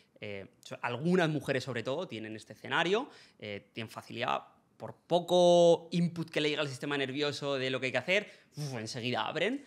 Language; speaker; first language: Spanish; native; Spanish